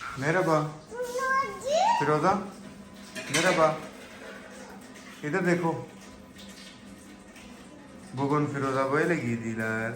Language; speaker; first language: Turkish; non-native, learner; Urdu